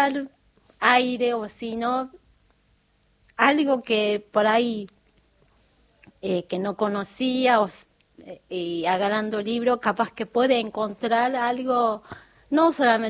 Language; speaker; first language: Spanish; non-native, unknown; Japanese